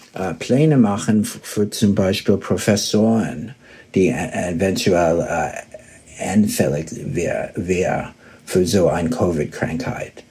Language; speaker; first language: German; early bilingual, heritage; German